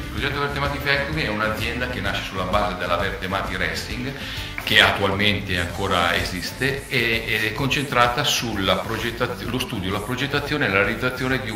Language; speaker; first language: Italian; native; Italian